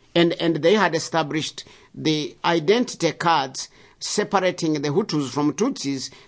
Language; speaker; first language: English; non-native, local second language; Kinyarwanda